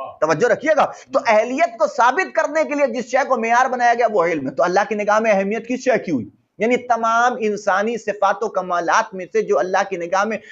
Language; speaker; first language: Hindi; native; Hindi